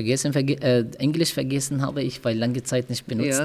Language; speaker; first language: German; non-native, learner; Arabic